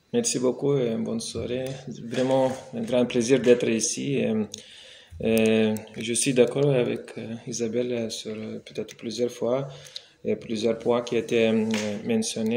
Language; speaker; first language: French; non-native, fluent; Lithuanian